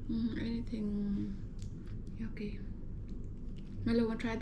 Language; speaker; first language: English; non-native, learner; Vietnamese